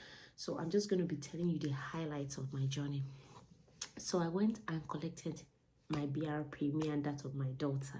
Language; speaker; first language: English; non-native, local second language; Yoruba